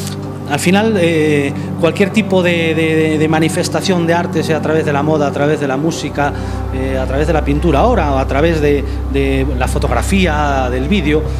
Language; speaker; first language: Spanish; native; Spanish